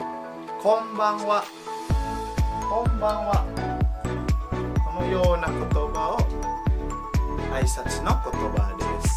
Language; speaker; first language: Japanese; non-native, learner; Indonesian